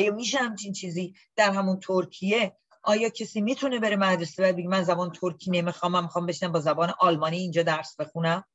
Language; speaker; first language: Persian; native; Persian